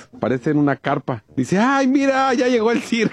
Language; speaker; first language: Spanish; native; Spanish